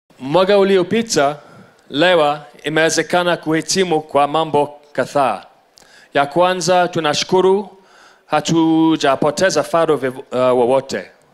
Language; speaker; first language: Swahili; non-native, local second language; English